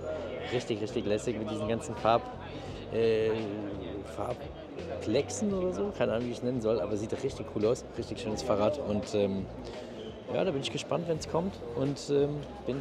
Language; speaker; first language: German; native; German